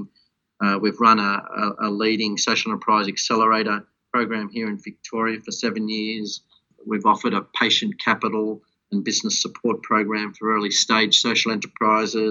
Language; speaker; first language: English; native; English